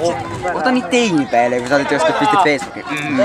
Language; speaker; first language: Finnish; native; Finnish